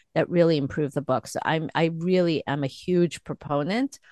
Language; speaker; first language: English; early bilingual, other home language; Korean